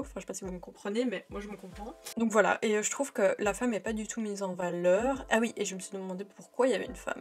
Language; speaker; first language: French; native; French